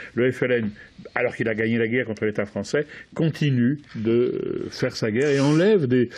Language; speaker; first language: French; native; French